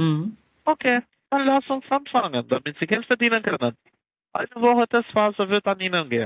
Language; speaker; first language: German; non-native, learner; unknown